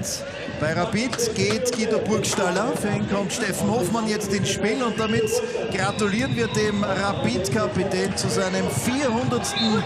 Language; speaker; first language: German; native; German